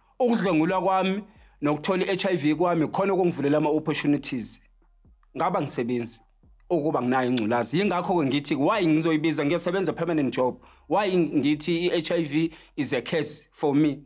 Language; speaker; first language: Zulu; native; Zulu